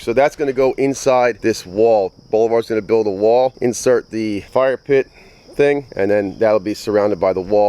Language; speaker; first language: English; native; English